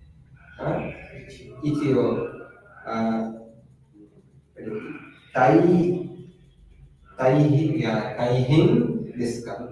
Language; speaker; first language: Japanese; non-native, learner; Bangla